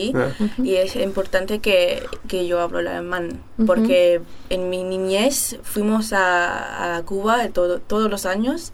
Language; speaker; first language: Spanish; early bilingual, heritage; German